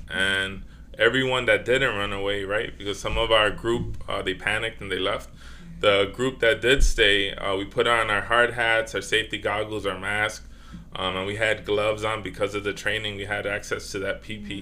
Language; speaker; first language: English; native; English